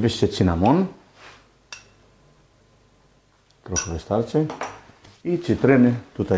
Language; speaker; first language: Polish; non-native, fluent; Greek